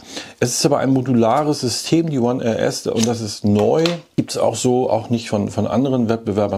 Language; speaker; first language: German; native; German